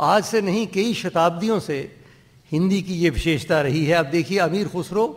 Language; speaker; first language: Hindi; non-native, local second language; Dogri